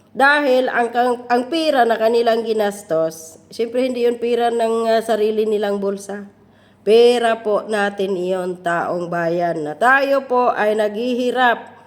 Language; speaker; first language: Filipino; non-native, local second language; Cebuano